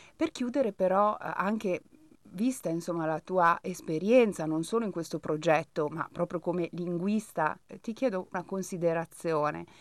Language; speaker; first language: Italian; native; Italian